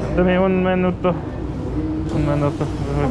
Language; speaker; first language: Spanish; non-native, learner; English